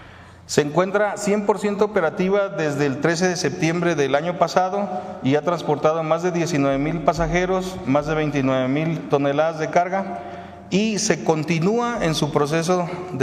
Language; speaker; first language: Spanish; native; Spanish